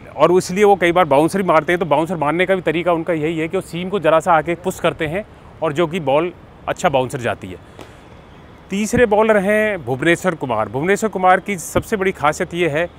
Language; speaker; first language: Hindi; native; Hindi